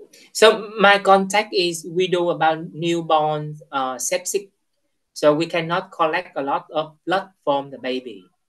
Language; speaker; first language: English; non-native, fluent; Vietnamese